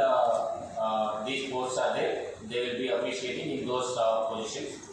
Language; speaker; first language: English; non-native, local second language; Telugu